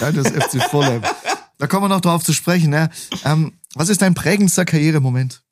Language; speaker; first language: German; native; German